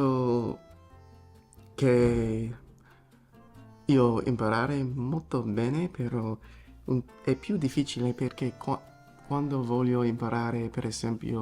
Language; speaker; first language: Italian; non-native, learner; English